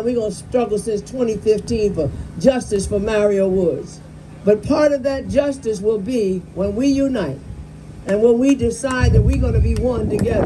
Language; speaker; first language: English; native; English